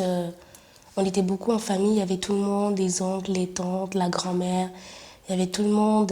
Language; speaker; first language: French; non-native, local second language; Sango